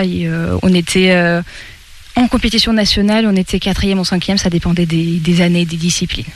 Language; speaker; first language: French; non-native, fluent; Russian